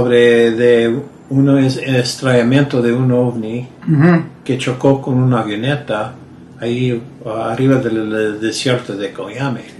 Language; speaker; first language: Spanish; early bilingual, heritage; Spanish